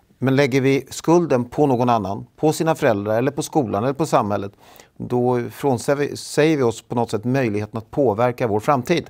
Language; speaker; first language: Swedish; native; Swedish